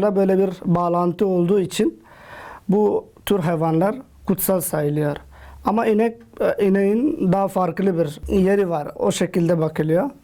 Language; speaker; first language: Turkish; non-native, fluent; Urdu